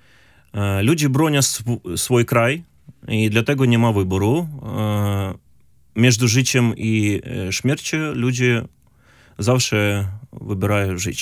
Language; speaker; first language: Polish; non-native, learner; Ukrainian